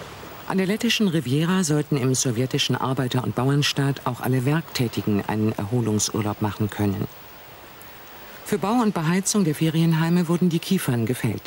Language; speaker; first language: German; native; German